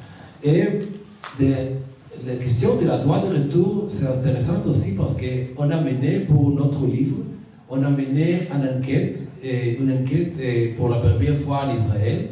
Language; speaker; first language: French; non-native, learner; Hebrew